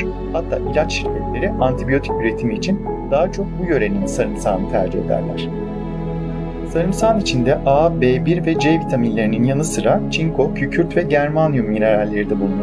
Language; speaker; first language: Turkish; native; Turkish